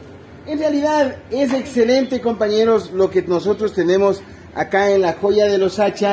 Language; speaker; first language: Spanish; native; Spanish